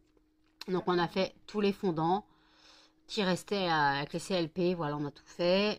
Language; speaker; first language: French; native; French